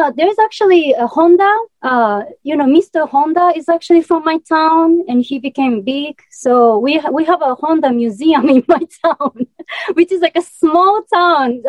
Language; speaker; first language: English; non-native, fluent; Japanese